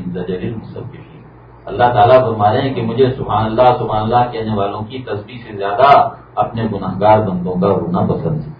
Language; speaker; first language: Urdu; native; Urdu